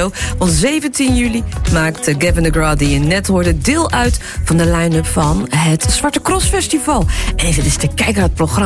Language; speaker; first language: Dutch; native; Dutch